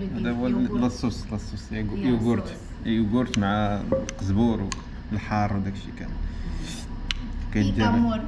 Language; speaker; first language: Arabic; native; Arabic